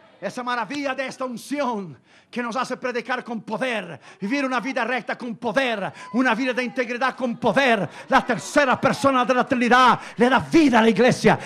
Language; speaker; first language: Spanish; non-native, fluent; Portuguese